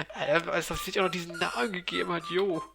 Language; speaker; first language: German; native; German